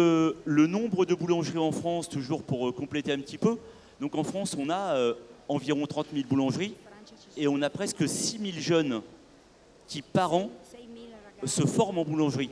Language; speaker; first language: French; native; French